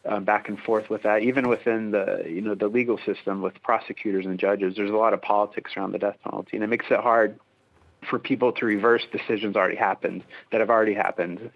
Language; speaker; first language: English; native; English